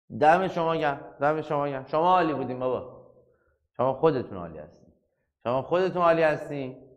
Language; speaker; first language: Persian; native; Persian